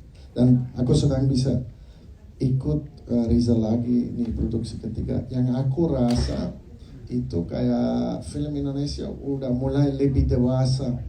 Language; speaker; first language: Indonesian; non-native, fluent; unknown